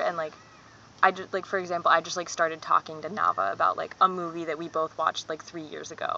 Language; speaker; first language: English; native; English